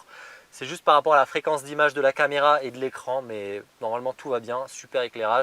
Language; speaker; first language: French; native; French